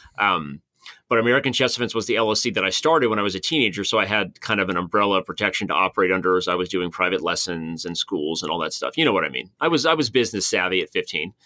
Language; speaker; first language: English; native; English